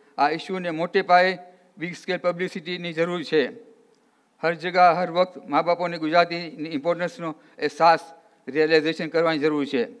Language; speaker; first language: Gujarati; early bilingual, heritage; Gujarati